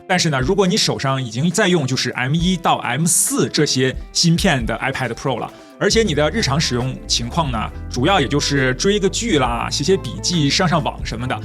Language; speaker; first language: Chinese; native; Chinese